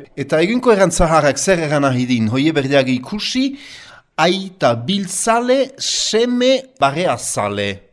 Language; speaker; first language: Basque; native; Basque